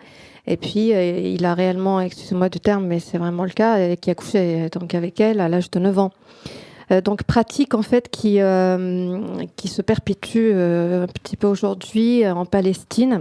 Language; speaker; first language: French; non-native, local second language; Arabic